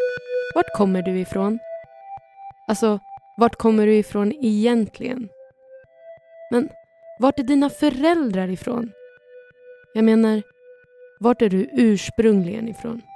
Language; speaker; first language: Swedish; early bilingual, other home language; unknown